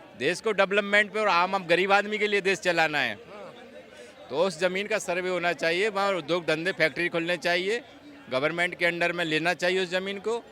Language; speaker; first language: Hindi; native; Hindi